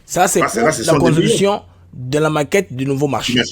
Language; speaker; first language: French; non-native, local second language; Lingala